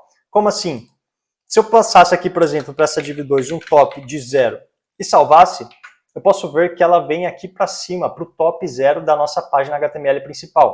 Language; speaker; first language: Portuguese; native; Portuguese